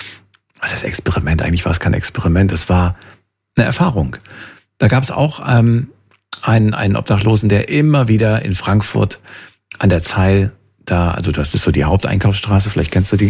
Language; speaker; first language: German; native; German